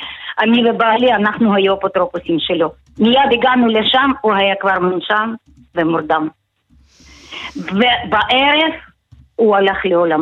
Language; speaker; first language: Hebrew; non-native, fluent; Russian